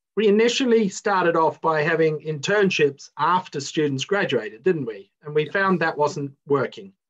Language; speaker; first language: English; native; English